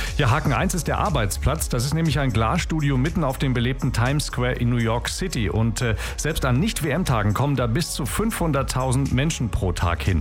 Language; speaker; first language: German; native; German